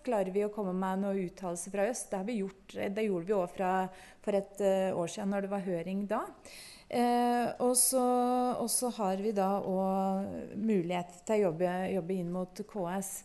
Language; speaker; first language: Norwegian; native; Norwegian